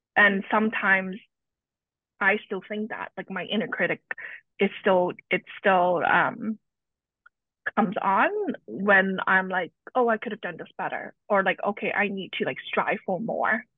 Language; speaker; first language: English; native; English